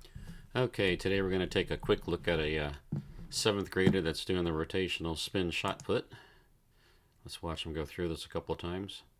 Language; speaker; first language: English; native; English